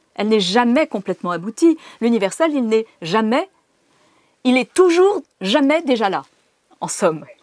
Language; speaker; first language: French; native; French